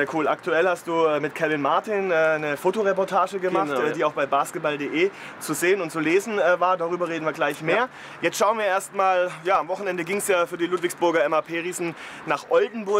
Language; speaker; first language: German; native; German